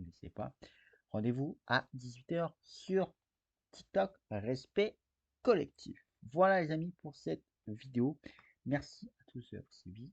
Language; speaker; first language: French; native; French